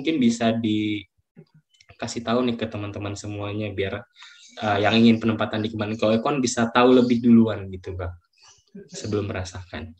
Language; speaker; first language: Indonesian; native; Indonesian